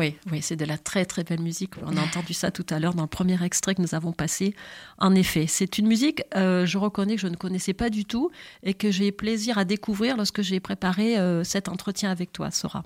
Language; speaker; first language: French; native; French